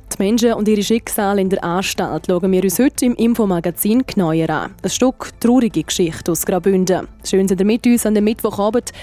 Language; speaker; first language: German; native; German